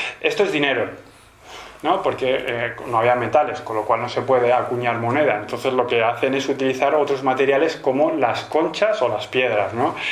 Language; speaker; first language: Spanish; native; Spanish